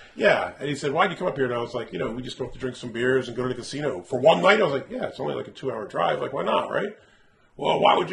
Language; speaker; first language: English; native; English